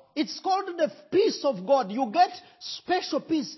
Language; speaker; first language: English; non-native, local second language; Kinyarwanda